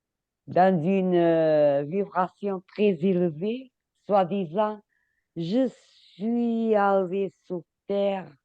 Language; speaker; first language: French; non-native, fluent; Portuguese